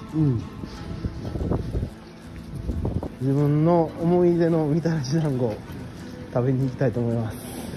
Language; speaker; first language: Japanese; native; Japanese